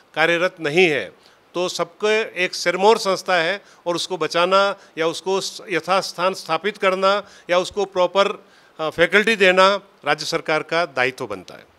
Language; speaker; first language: Hindi; native; Hindi